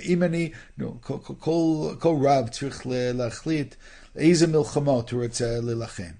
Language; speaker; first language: Hebrew; non-native, fluent; English